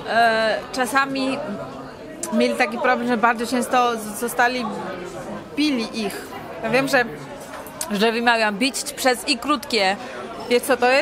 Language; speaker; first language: Polish; non-native, fluent; Georgian